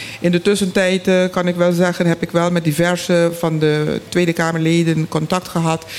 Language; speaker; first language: Dutch; non-native, local second language; Papiamento